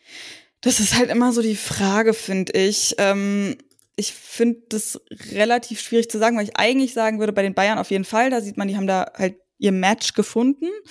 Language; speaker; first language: German; native; German